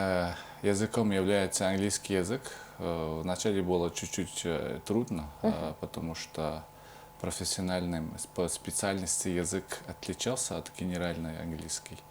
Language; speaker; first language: Russian; non-native, fluent; Mongolian